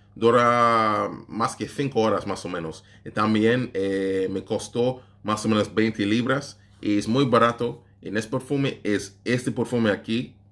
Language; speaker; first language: Spanish; non-native, learner; English